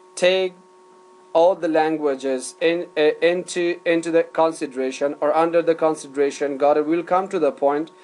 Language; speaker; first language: English; non-native, fluent; Persian